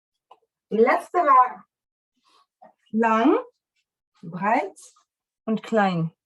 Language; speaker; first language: German; non-native, learner; Dutch